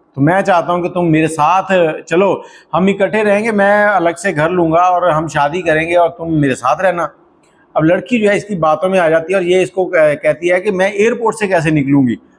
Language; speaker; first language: Urdu; native; Urdu